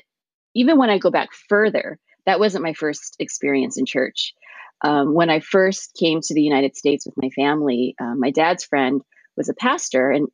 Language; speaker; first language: English; early bilingual, other home language; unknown